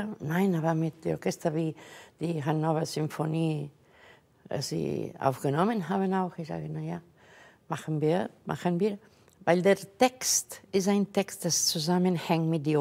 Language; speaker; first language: German; non-native, fluent; Catalan